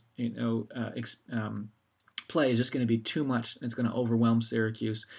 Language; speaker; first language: English; native; English